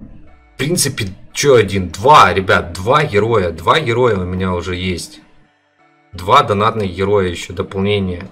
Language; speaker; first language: Russian; native; Russian